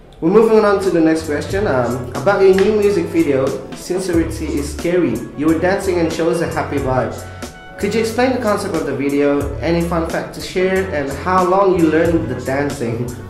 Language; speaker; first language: English; non-native, fluent; Indonesian